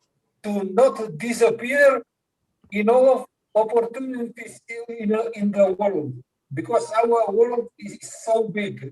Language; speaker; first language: English; non-native, learner; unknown